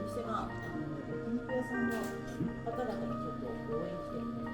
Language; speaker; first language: Japanese; native; Japanese